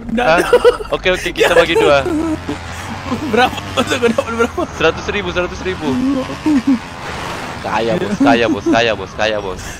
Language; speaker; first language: Malay; native; Malay